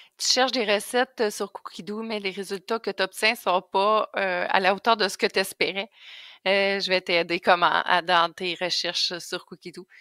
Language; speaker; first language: French; native; French